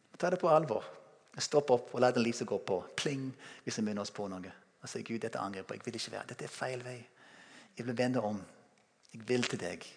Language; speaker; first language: Norwegian; non-native, fluent; English